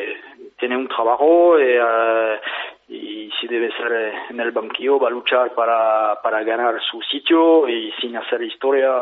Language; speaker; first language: Spanish; non-native, fluent; French